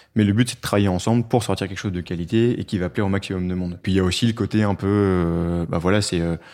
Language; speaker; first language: French; native; French